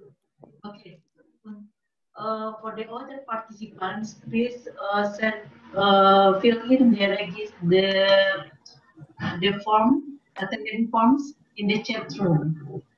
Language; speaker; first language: English; non-native, learner; Indonesian